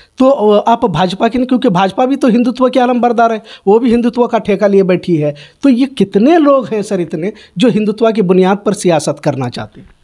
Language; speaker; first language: Hindi; non-native, local second language; Urdu